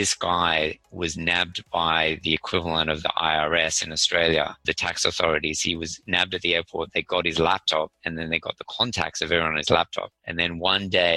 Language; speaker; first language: English; native; English